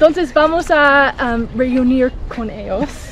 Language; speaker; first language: Spanish; non-native, learner; English